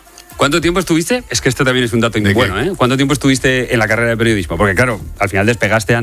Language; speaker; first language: Spanish; native; Spanish